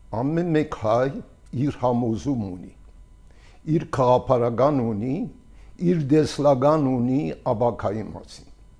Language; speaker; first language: Armenian; early bilingual, heritage; Armenian